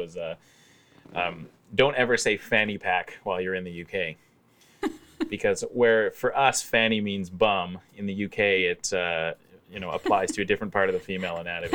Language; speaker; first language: English; native; English